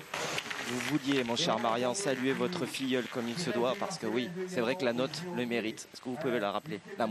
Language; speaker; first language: French; native; French